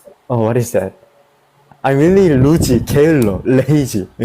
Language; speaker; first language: English; non-native, learner; Korean